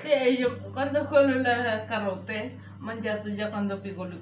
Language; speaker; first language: Italian; non-native, learner; Filipino